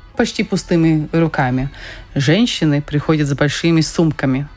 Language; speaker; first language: Russian; non-native, fluent; Latvian